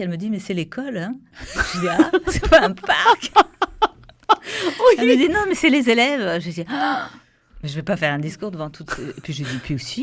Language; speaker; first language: French; native; French